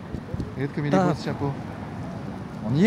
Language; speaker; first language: French; native; French